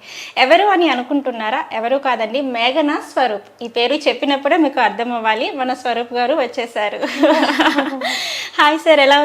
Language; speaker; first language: Telugu; native; Telugu